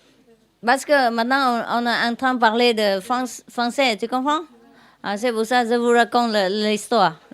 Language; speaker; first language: French; non-native, learner; Vietnamese